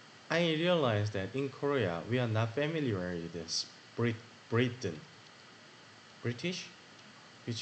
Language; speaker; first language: English; non-native, learner; Korean